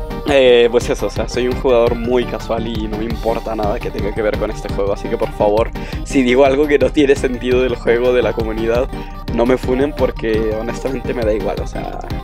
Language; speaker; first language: Spanish; native; Spanish